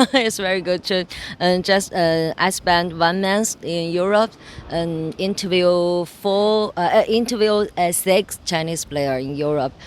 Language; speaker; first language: English; non-native, learner; Chinese